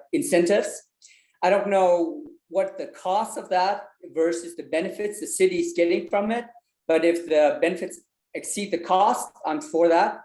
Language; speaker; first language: English; early bilingual, other home language; Vietnamese